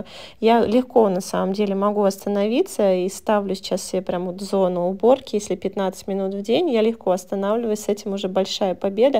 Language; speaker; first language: Russian; native; Russian